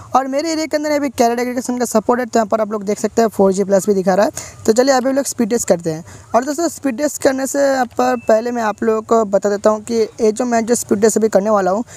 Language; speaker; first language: Hindi; non-native, local second language; Bangla